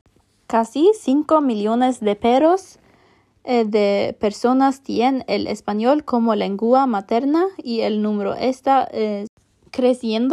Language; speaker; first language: Spanish; non-native, fluent; Norwegian